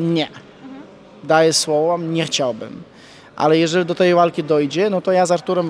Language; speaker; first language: Polish; non-native, fluent; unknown